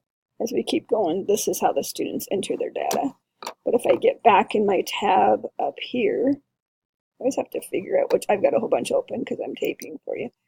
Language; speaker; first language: English; native; English